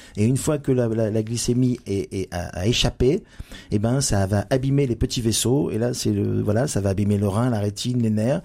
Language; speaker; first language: French; native; French